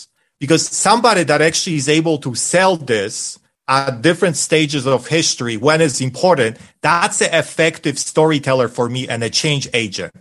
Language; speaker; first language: English; non-native, fluent; Polish